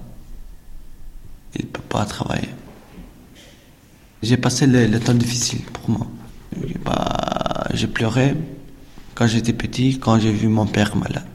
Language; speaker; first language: French; non-native, learner; Albanian